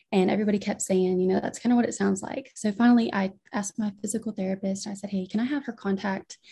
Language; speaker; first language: English; native; English